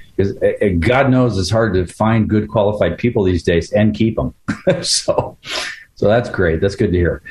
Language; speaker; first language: English; early bilingual, other home language; Ukrainian